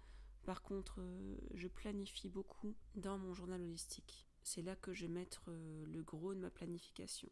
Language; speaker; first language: French; native; French